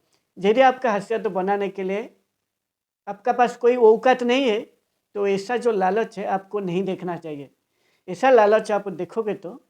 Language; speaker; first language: Hindi; non-native, local second language; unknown